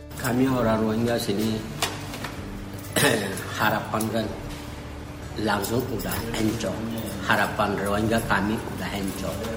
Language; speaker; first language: Indonesian; non-native, learner; Rohingya